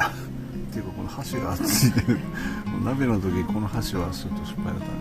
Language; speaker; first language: Japanese; native; Japanese